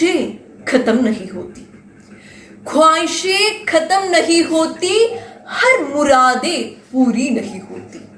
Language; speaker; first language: Hindi; non-native, local second language; Malayalam